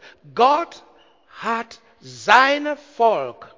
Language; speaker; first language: German; non-native, learner; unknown